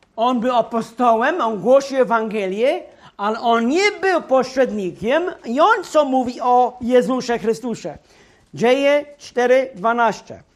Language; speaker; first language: Polish; non-native, fluent; English